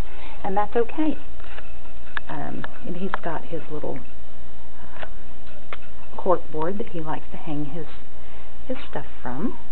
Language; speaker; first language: English; native; English